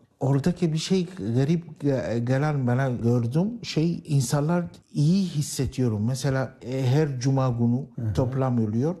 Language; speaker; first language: Turkish; non-native, learner; Arabic